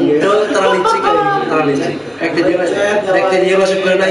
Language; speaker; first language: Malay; non-native, local second language; Sundanese